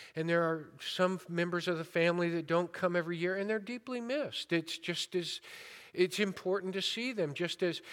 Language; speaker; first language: English; native; English